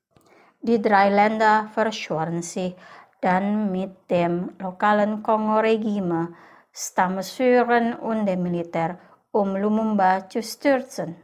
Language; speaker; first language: German; non-native, fluent; Indonesian